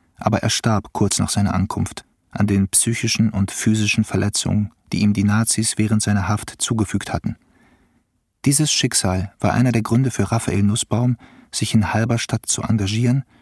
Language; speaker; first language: German; native; German